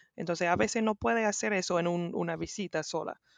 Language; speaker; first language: Spanish; non-native, learner; English